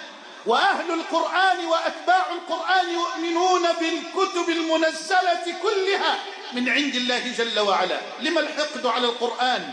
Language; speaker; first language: Arabic; native; Arabic